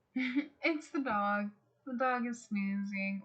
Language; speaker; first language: English; native; English